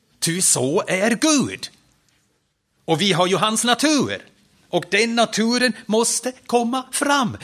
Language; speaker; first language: Swedish; non-native, fluent; German